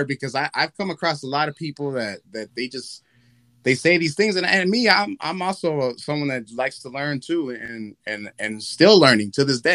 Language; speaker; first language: English; early bilingual, other home language; Spanish